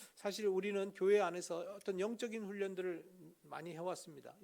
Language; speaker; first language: Korean; native; Korean